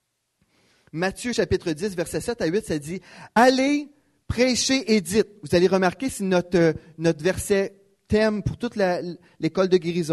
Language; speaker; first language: French; native; French